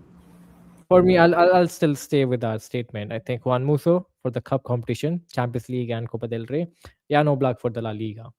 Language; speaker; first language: English; non-native, fluent; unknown